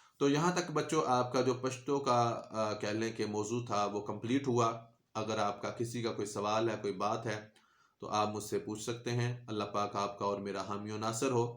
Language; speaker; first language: Urdu; non-native, local second language; Punjabi